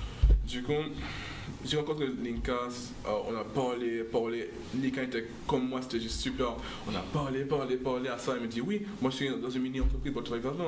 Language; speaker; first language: French; non-native, local second language; English